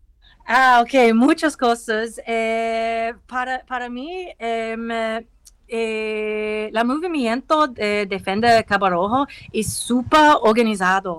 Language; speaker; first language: Spanish; non-native, learner; English